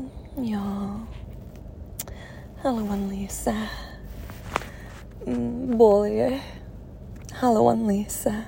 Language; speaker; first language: Finnish; non-native, learner; English